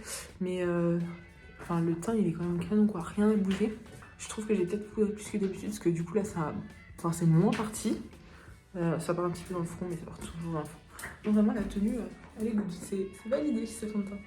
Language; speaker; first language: French; native; French